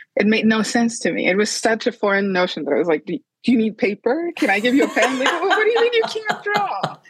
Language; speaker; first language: English; non-native, fluent; Spanish